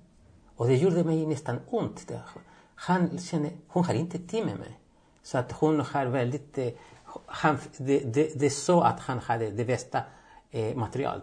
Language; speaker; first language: Swedish; non-native, fluent; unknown